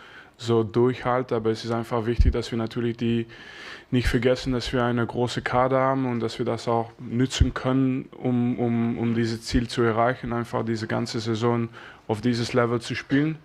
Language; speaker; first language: German; non-native, fluent; French